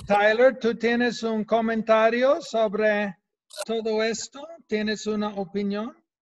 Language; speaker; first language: Spanish; non-native, fluent; English